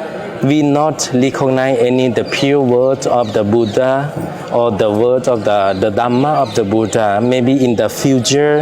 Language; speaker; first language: English; non-native, fluent; Lao